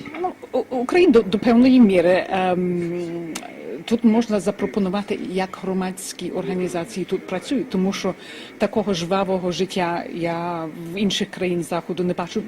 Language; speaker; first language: Ukrainian; early bilingual, heritage; Ukrainian